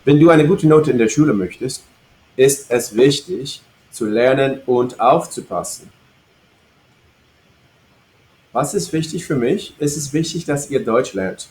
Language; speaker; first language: German; non-native, fluent; English